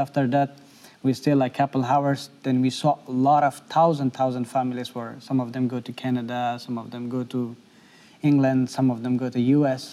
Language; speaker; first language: English; non-native, learner; Persian